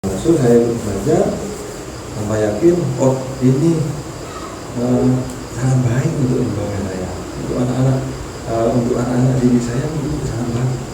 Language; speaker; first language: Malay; non-native, local second language; Javanese